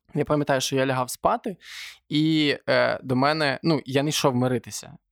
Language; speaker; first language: Ukrainian; native; Ukrainian